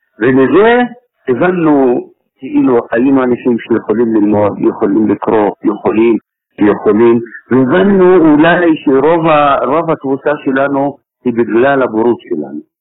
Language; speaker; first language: Hebrew; non-native, fluent; Arabic